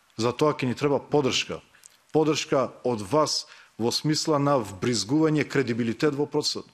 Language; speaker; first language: Macedonian; non-native, local second language; Albanian